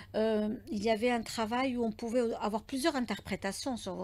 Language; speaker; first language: French; native; French